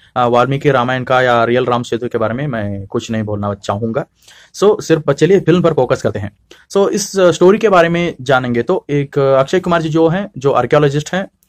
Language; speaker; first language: Hindi; non-native, local second language; Kannada